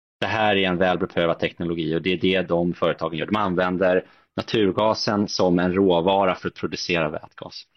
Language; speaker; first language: Swedish; native; Swedish